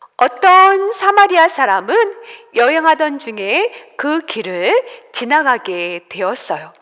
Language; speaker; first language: Korean; native; Korean